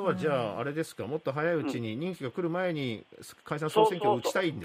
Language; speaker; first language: Japanese; native; Japanese